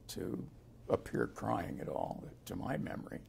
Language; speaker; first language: English; native; English